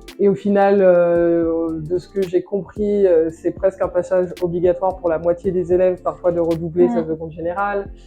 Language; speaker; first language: French; native; French